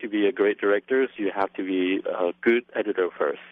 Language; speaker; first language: English; non-native, fluent; Lao